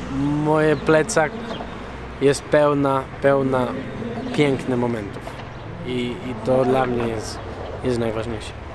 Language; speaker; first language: Polish; non-native, learner; Spanish